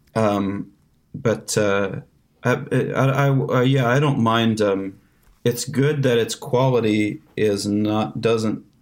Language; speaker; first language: English; native; English